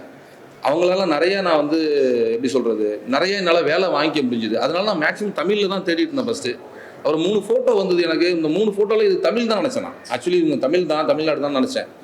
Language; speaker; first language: Tamil; native; Tamil